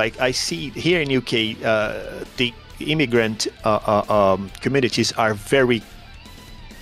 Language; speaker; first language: English; non-native, fluent; Portuguese